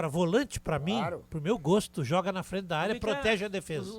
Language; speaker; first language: Portuguese; native; Portuguese